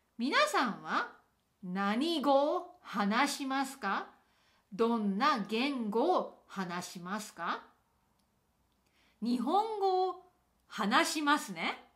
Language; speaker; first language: Japanese; native; Japanese